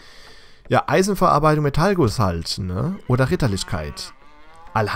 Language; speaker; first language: German; native; German